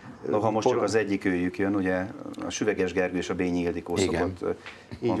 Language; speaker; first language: Hungarian; native; Hungarian